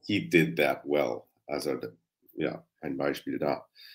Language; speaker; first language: German; non-native, fluent; English